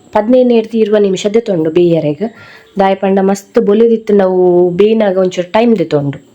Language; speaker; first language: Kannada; non-native, local second language; Tulu